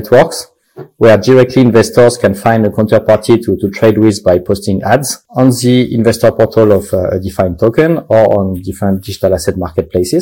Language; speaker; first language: English; non-native, fluent; French